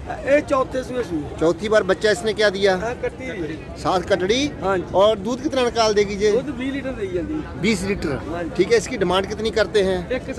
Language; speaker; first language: Hindi; non-native, local second language; Punjabi